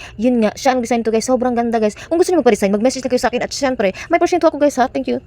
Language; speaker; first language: Filipino; non-native, local second language; Cebuano